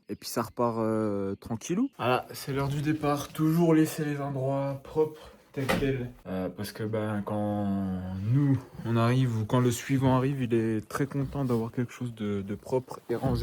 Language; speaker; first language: French; native; French